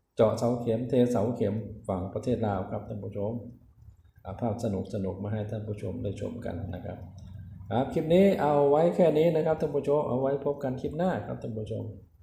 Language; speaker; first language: Thai; non-native, local second language; Northeastern Thai